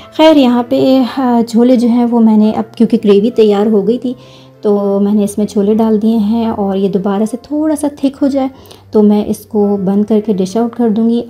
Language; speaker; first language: Urdu; native; Urdu